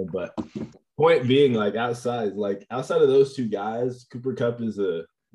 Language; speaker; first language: English; native; English